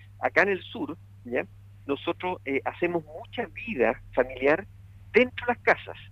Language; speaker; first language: Spanish; native; Spanish